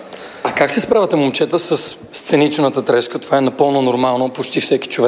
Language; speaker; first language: Bulgarian; native; Bulgarian